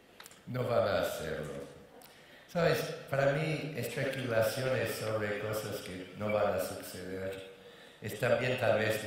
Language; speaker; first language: Spanish; non-native, fluent; English